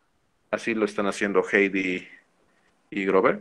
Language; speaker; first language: Spanish; native; Spanish